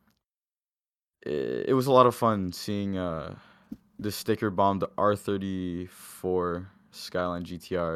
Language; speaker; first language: English; native; English